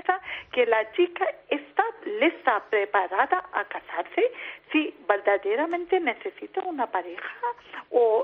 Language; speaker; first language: Spanish; non-native, learner; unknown